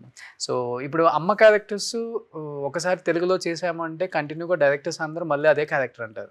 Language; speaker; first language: Telugu; native; Telugu